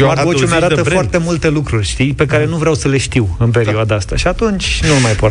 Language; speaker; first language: Romanian; native; Romanian